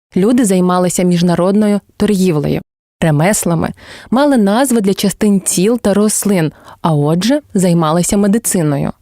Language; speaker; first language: Ukrainian; non-native, local second language; Crimean Tatar